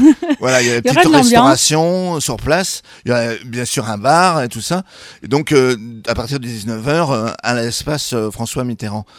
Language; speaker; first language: French; native; French